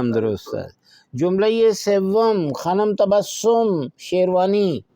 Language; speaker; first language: Persian; non-native, fluent; Urdu